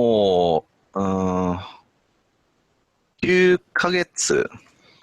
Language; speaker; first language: Japanese; non-native, fluent; English